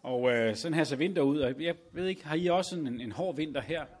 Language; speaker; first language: Danish; native; Danish